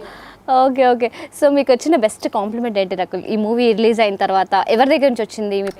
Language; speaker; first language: Telugu; native; Telugu